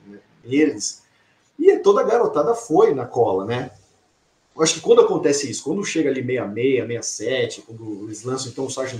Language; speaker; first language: Portuguese; native; Portuguese